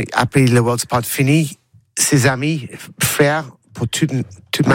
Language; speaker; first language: French; non-native, learner; English